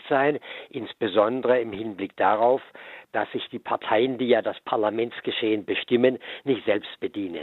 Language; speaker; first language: German; native; German